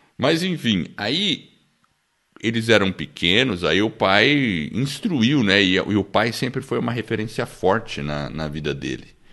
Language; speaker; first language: Portuguese; early bilingual, other home language; English